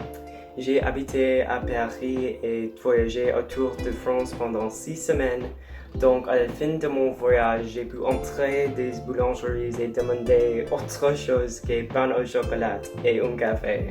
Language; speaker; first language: French; non-native, learner; English